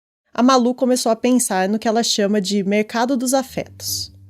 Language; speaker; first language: Portuguese; native; Portuguese